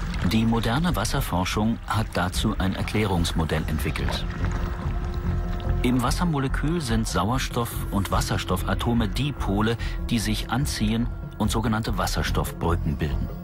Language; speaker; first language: German; native; German